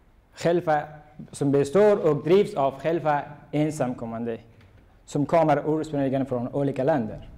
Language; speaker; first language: Swedish; non-native, fluent; Persian